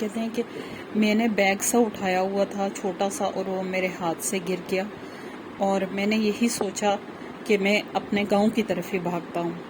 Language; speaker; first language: Urdu; non-native, local second language; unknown